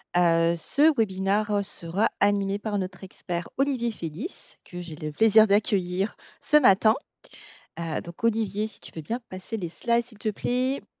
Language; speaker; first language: French; native; French